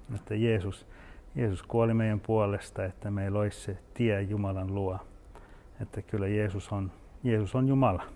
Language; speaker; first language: Finnish; early bilingual, heritage; Finnish